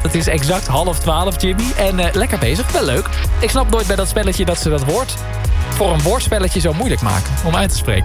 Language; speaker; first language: Dutch; native; Dutch